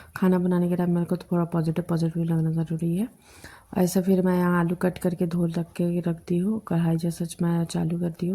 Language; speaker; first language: Hindi; non-native, local second language; Bangla